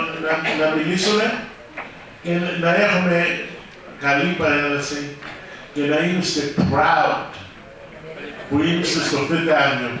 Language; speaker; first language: Greek; early bilingual, heritage; Greek